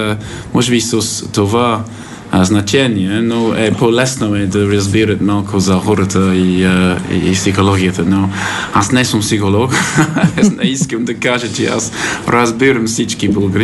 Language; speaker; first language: Bulgarian; non-native, learner; English